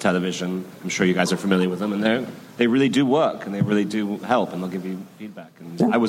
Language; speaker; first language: English; native; English